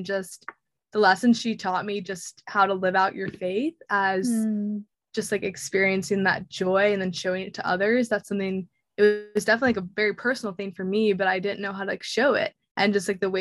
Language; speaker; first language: English; native; English